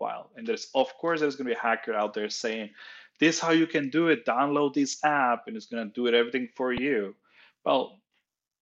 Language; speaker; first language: English; non-native, fluent; Spanish